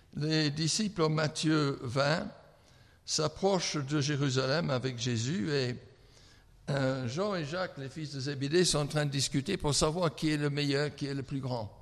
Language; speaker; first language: French; non-native, fluent; English